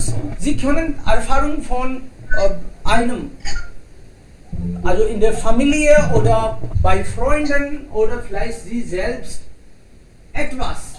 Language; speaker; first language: German; non-native, fluent; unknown